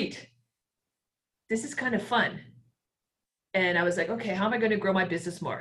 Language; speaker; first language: English; native; English